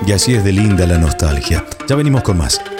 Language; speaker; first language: Spanish; native; Spanish